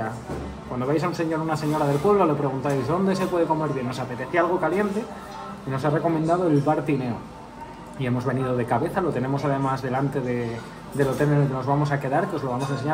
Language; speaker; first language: Spanish; native; Spanish